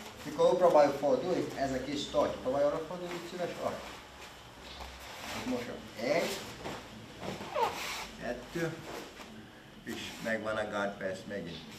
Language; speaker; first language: Hungarian; non-native, learner; Portuguese